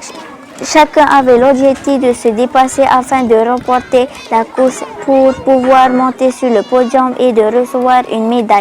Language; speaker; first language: French; native; French